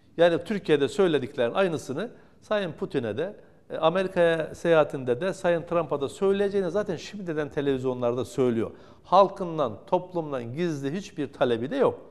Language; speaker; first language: Turkish; native; Turkish